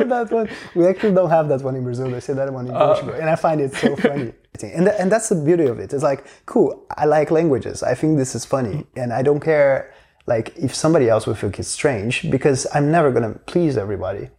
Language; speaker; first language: English; non-native, fluent; Portuguese